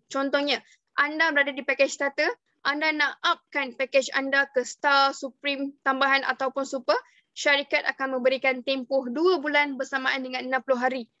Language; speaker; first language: Malay; native; Malay